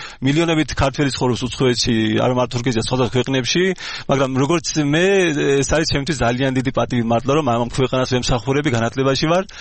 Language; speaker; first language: Georgian; early bilingual, heritage; Georgian